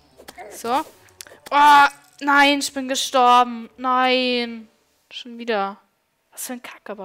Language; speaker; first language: German; native; German